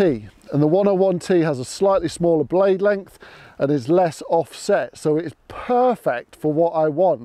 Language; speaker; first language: English; native; English